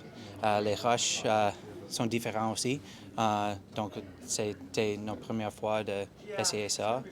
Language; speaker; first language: French; non-native, local second language; English